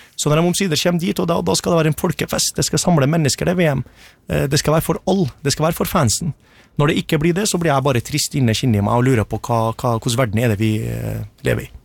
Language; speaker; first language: Norwegian; early bilingual, other home language; Arabic